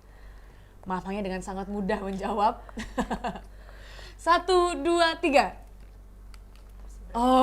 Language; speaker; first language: Indonesian; native; Indonesian